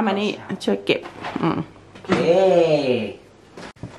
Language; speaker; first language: Thai; native; Thai